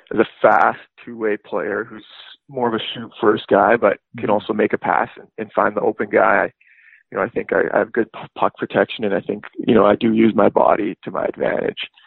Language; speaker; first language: English; native; English